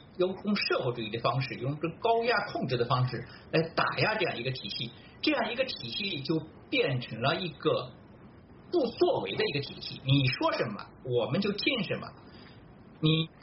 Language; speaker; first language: Chinese; native; Chinese